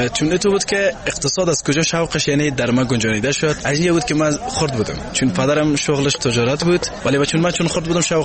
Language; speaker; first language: Persian; native; Persian